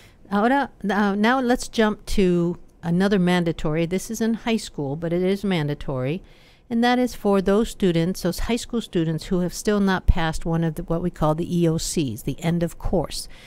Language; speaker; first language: English; native; English